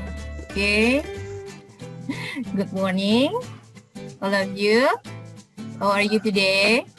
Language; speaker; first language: English; non-native, fluent; Indonesian